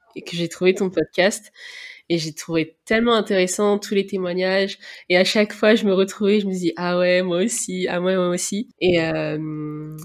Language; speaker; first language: French; native; French